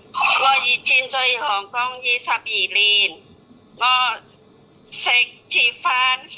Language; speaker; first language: Cantonese; non-native, learner; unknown